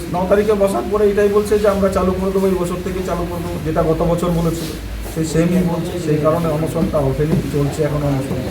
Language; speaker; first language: Bangla; non-native, local second language; Santali